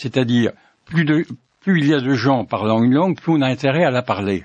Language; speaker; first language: French; native; French